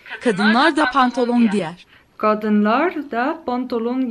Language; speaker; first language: Turkish; non-native, learner; Dutch